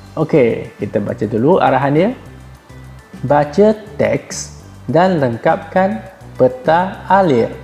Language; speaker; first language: Malay; non-native, local second language; Chinese